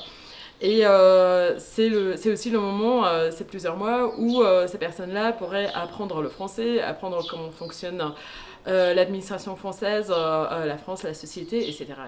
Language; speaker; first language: French; native; French